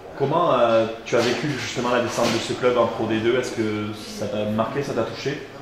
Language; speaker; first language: French; native; French